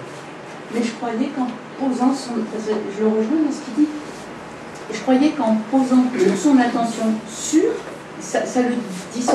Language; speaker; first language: French; native; French